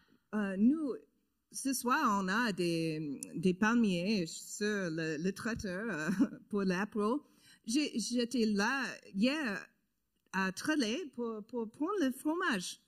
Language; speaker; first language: French; non-native, learner; English